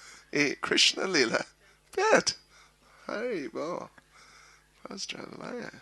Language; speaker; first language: Russian; non-native, learner; English